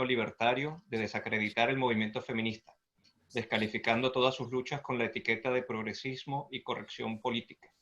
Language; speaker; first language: Spanish; native; Spanish